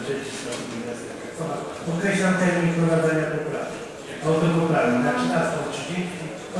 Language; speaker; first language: Polish; native; Polish